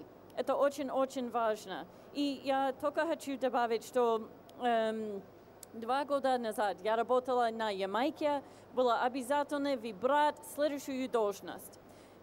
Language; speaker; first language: Russian; non-native, fluent; English